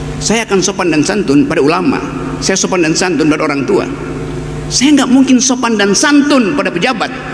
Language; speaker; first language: Indonesian; native; Indonesian